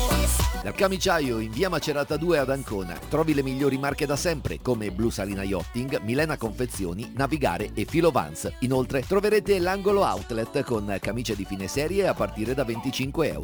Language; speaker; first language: Italian; native; Italian